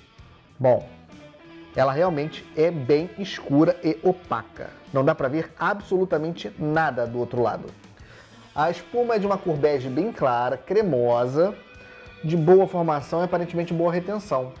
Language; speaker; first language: Portuguese; native; Portuguese